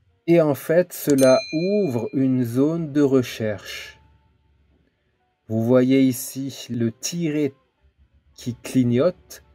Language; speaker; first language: French; native; French